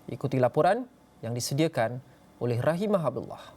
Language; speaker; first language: Malay; native; Malay